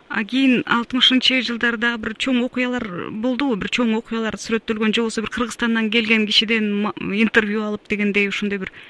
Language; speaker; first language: Kyrgyz; native; Kyrgyz